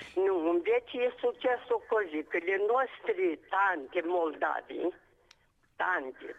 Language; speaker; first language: Italian; non-native, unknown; Romanian